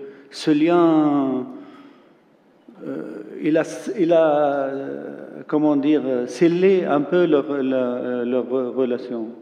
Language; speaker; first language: French; non-native, local second language; Arabic